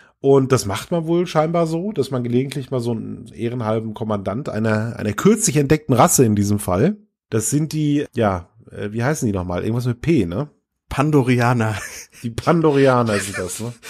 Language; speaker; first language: German; native; German